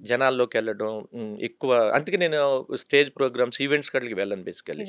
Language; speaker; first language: Telugu; native; Telugu